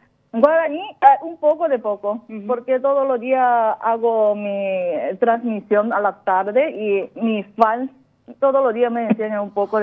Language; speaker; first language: Spanish; non-native, learner; Korean